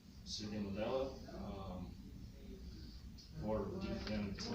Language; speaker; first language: English; non-native, learner; Russian